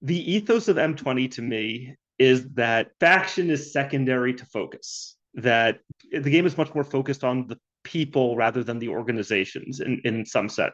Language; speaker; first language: English; native; English